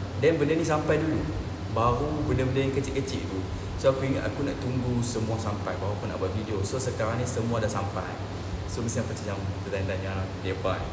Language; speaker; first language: Malay; native; Malay